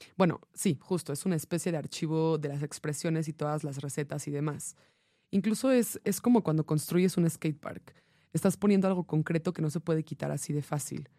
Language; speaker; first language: Spanish; non-native, fluent; English